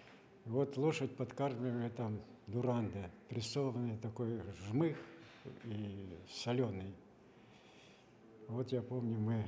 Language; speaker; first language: Russian; native; Russian